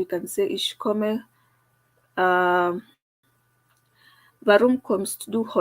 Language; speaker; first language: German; non-native, learner; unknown